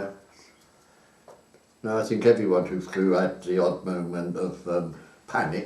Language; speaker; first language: English; native; English